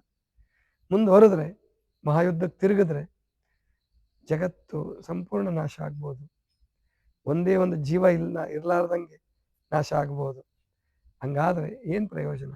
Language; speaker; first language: Kannada; native; Kannada